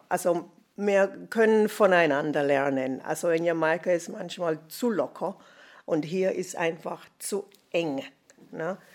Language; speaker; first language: German; non-native, fluent; English